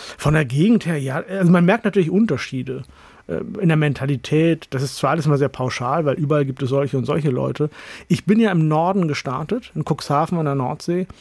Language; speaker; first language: German; early bilingual, other home language; Urdu